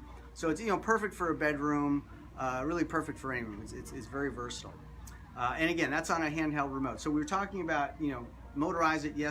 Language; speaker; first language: English; native; English